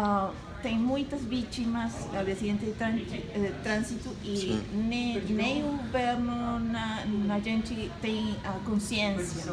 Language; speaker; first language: Portuguese; non-native, learner; Spanish